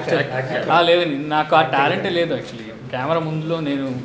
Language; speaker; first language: Telugu; non-native, learner; Malayalam